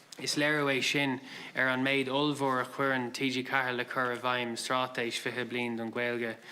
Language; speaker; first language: Irish; non-native, local second language; English